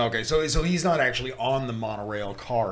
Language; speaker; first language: English; native; English